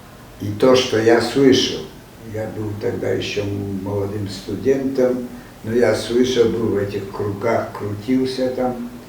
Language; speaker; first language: Russian; non-native, fluent; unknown